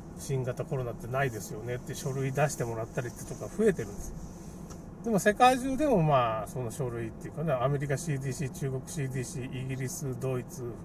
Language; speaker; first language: Japanese; native; Japanese